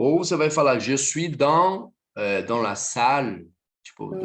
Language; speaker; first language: French; non-native, fluent; Portuguese